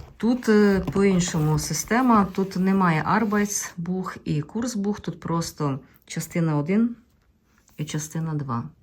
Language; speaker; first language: Ukrainian; native; Ukrainian